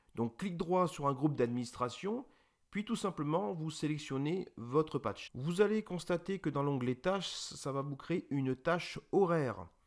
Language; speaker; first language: French; native; French